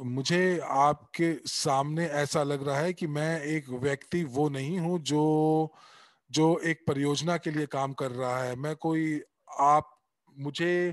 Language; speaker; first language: Hindi; native; Hindi